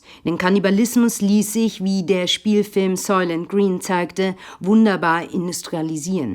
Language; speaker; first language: German; native; German